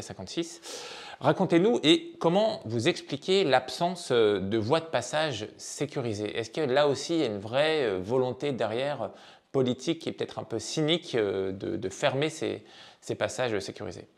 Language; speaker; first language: French; native; French